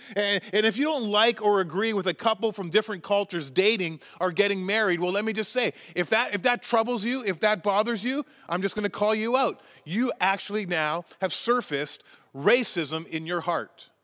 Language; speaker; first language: English; native; English